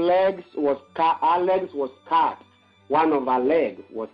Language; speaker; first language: English; non-native, local second language; Luo (Kenya and Tanzania)